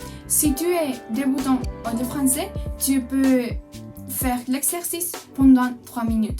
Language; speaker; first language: French; non-native, learner; Spanish